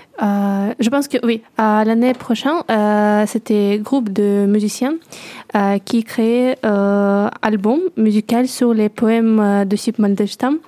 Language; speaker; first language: French; non-native, learner; Russian